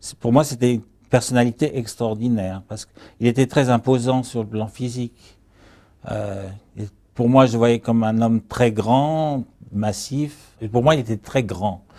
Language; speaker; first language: French; early bilingual, other home language; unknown